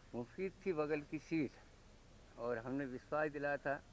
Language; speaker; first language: Hindi; native; Hindi